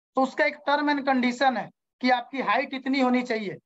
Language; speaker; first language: Hindi; native; Hindi